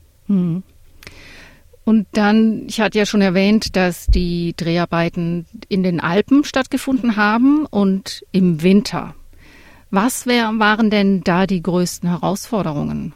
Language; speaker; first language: German; native; German